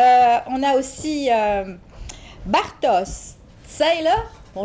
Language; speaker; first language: French; native; French